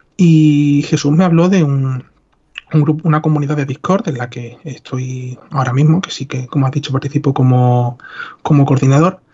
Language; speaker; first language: Spanish; native; Spanish